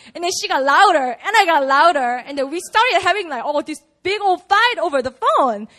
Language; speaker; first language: English; non-native, fluent; Korean